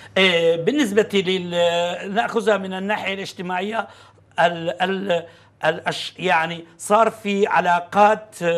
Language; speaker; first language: Arabic; non-native, fluent; Turkish